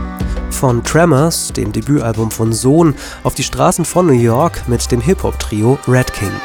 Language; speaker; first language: German; native; German